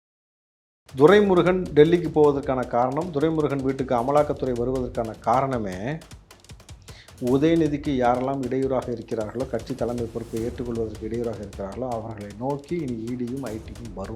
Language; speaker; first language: Tamil; native; Tamil